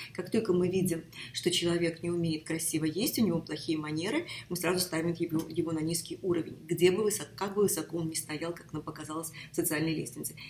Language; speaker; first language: Russian; native; Russian